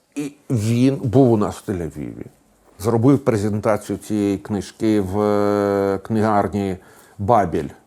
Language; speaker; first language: Ukrainian; non-native, local second language; Russian